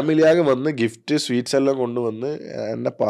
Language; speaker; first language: Tamil; non-native, learner; Malayalam